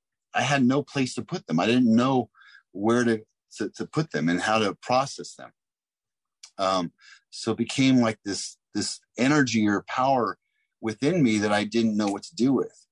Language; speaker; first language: English; native; English